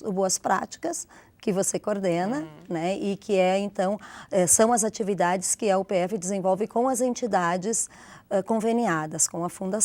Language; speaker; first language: Portuguese; native; Portuguese